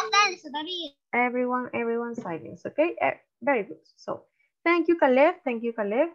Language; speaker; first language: English; non-native, learner; Spanish